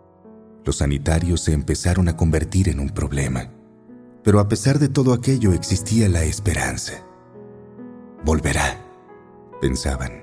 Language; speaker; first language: Spanish; native; Spanish